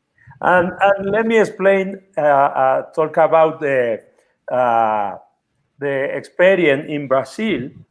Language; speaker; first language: English; non-native, learner; Spanish